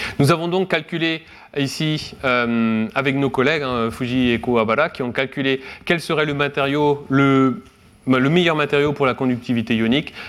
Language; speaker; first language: French; native; French